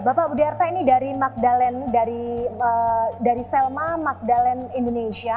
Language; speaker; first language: Indonesian; native; Indonesian